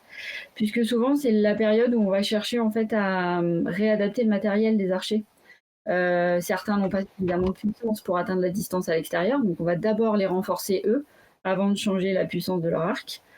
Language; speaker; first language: French; native; French